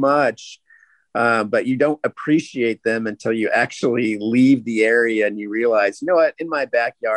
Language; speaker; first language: English; native; English